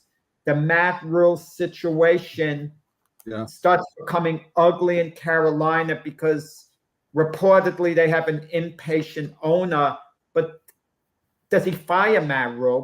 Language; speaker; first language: English; native; English